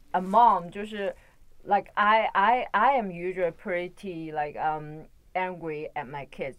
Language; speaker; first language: English; non-native, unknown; Chinese